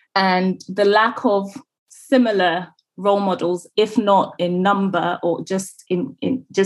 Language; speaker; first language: English; non-native, local second language; Akan